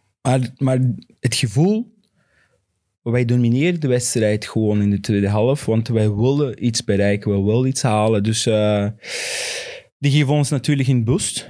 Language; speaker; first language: Dutch; non-native, fluent; Portuguese